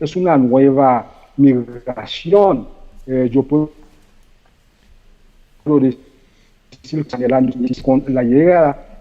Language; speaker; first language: Spanish; non-native, fluent; Haitian Creole